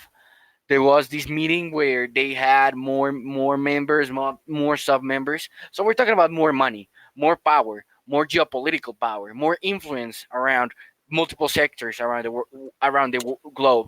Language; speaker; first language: English; non-native, fluent; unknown